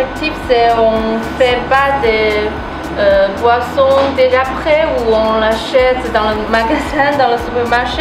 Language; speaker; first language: French; non-native, fluent; Chinese